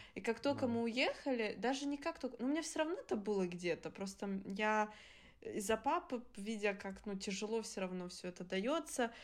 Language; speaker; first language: Russian; early bilingual, other home language; Adyghe